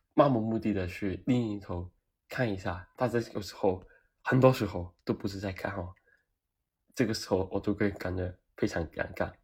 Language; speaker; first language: Chinese; non-native, local second language; Cantonese